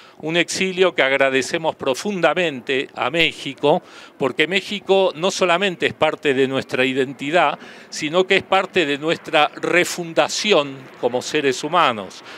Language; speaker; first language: Spanish; native; Spanish